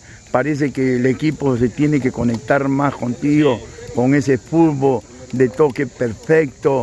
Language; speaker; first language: Spanish; native; Spanish